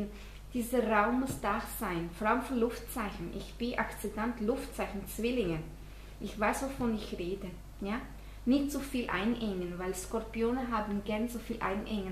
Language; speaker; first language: German; non-native, fluent; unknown